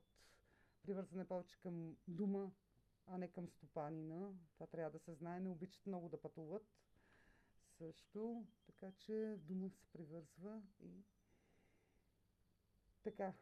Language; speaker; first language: Bulgarian; native; Bulgarian